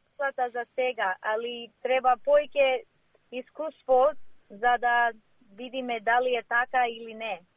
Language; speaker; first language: Macedonian; early bilingual, heritage; Macedonian